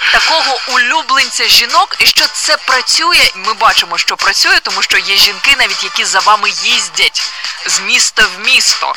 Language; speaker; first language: Ukrainian; native; Ukrainian